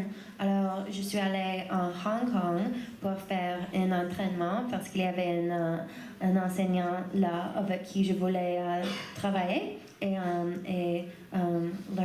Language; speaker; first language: French; non-native, learner; English